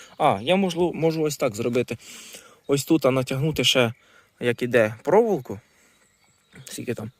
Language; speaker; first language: Ukrainian; non-native, local second language; Russian